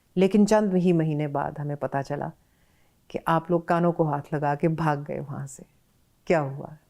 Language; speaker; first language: Urdu; native; Urdu